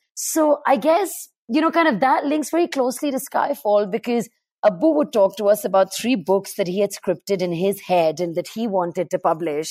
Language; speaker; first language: English; non-native, local second language; Urdu